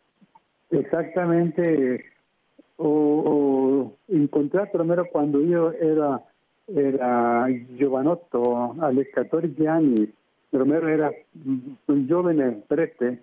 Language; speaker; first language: Italian; non-native, fluent; Spanish